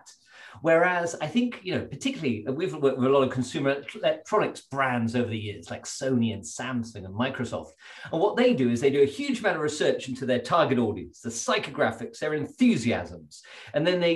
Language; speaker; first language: English; native; English